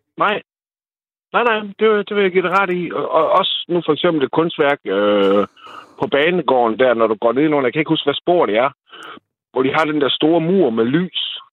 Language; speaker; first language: Danish; native; Danish